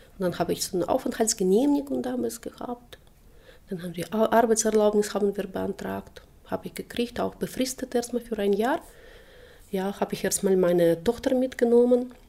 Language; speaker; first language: German; non-native, fluent; Russian